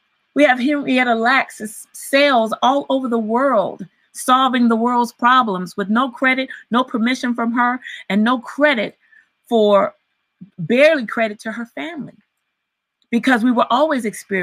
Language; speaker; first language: English; native; English